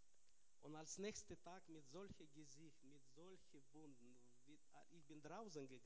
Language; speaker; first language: German; non-native, learner; Russian